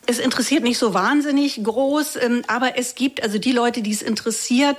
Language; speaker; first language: German; native; German